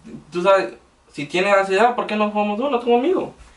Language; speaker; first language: Spanish; early bilingual, heritage; Spanish